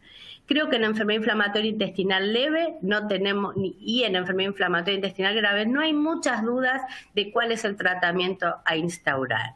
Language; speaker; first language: Spanish; native; Spanish